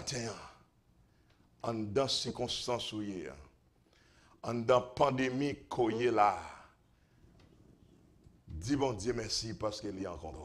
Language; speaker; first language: French; non-native, local second language; Haitian Creole